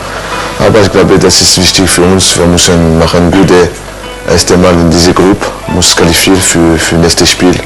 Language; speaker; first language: German; non-native, learner; French